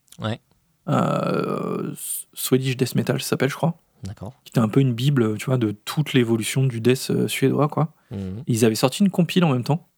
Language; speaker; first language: French; native; French